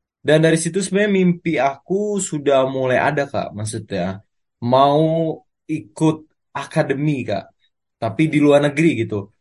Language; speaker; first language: Indonesian; native; Indonesian